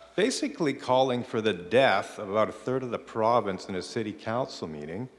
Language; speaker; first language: English; native; English